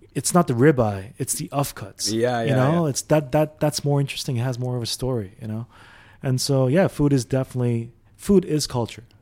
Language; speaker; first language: English; early bilingual, other home language; Arabic